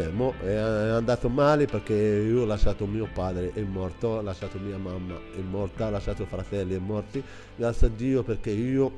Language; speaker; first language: Italian; non-native, learner; Arabic